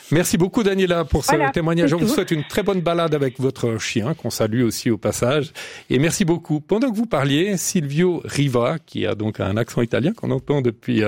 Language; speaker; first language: French; native; French